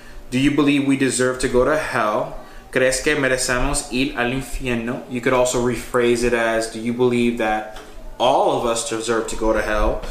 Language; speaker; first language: English; early bilingual, other home language; Spanish